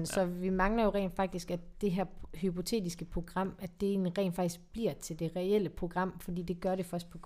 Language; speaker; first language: Danish; native; Danish